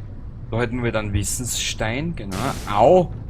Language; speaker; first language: German; native; German